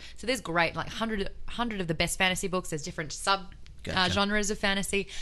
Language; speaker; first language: English; native; English